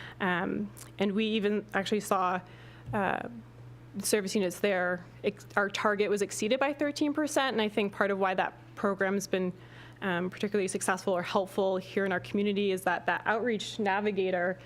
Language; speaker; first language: English; native; English